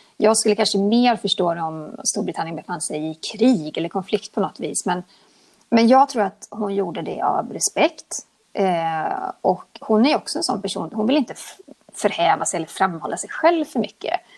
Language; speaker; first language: Swedish; native; Swedish